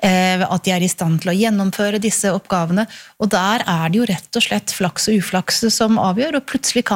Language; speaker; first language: Norwegian; native; Norwegian